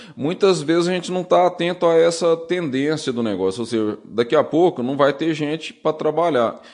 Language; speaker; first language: Portuguese; native; Portuguese